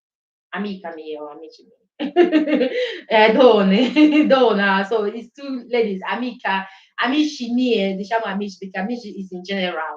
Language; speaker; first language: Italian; non-native, learner; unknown